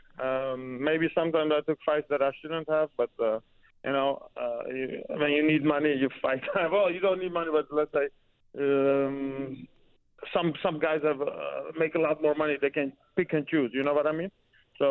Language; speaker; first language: English; non-native, fluent; Dutch